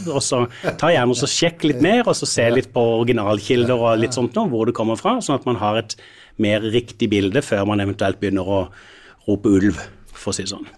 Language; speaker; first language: Norwegian; native; Norwegian